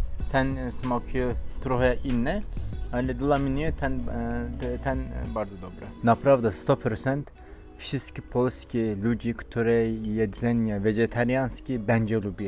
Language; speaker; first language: Polish; non-native, learner; Turkish